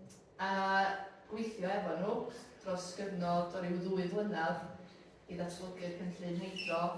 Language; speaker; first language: Welsh; native; Welsh